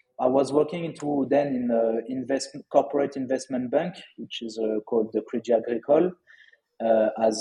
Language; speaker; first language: English; non-native, fluent; French